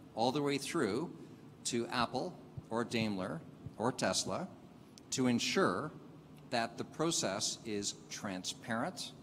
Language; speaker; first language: English; native; English